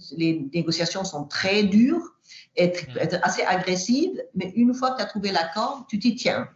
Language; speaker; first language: French; non-native, fluent; Swedish